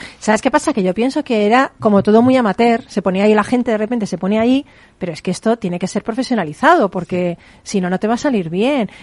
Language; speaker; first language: Spanish; native; Spanish